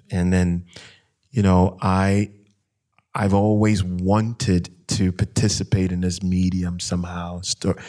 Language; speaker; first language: English; non-native, local second language; Akan